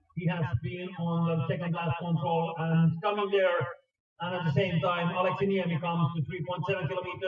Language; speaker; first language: English; non-native, fluent; Finnish